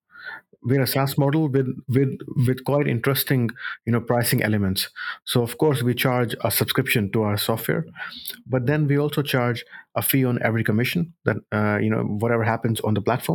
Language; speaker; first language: English; non-native, local second language; Urdu